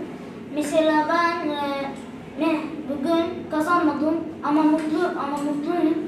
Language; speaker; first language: Turkish; non-native, learner; Arabic